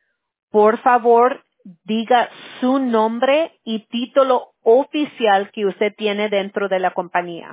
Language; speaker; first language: Spanish; early bilingual, heritage; English